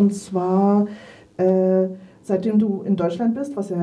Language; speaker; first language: German; native; German